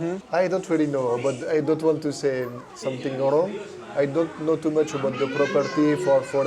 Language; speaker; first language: English; non-native, fluent; French